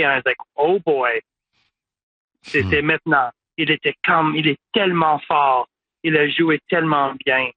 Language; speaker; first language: French; non-native, local second language; English